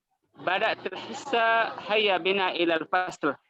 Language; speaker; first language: Arabic; non-native, learner; Indonesian